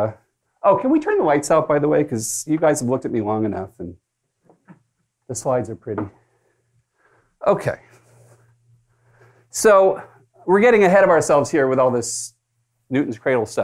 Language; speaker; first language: English; native; English